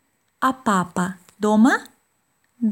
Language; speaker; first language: Russian; non-native, learner; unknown